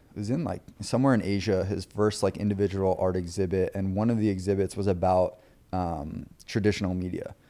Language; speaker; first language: English; native; English